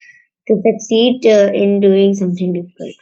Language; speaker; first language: English; non-native, learner; Hindi